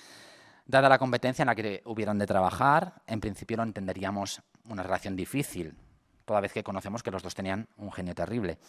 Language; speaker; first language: Spanish; native; Spanish